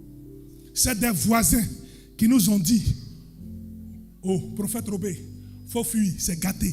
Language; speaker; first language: French; native; French